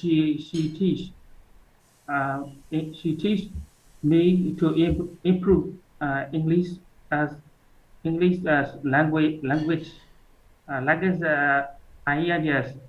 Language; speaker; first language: English; non-native, learner; Burmese